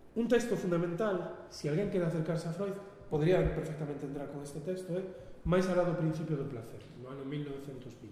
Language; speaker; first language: Galician; non-native, local second language; Spanish